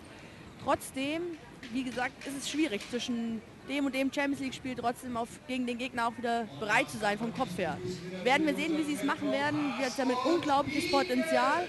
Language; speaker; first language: German; native; German